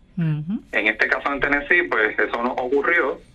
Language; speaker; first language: Spanish; native; Spanish